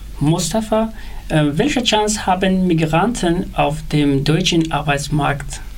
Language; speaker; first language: German; non-native, learner; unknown